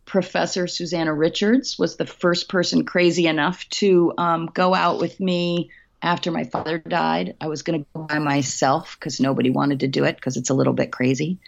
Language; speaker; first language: English; native; English